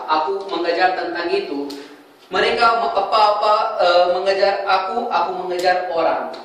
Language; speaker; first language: Indonesian; non-native, fluent; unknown